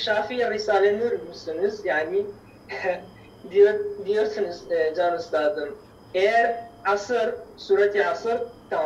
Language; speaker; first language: Turkish; non-native, learner; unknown